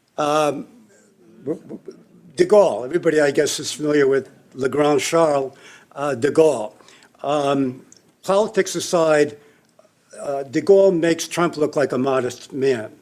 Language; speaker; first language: English; native; English